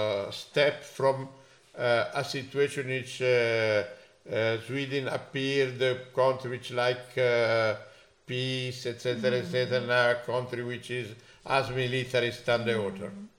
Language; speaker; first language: English; non-native, fluent; Italian